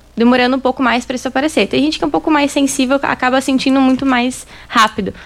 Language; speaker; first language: Portuguese; native; Portuguese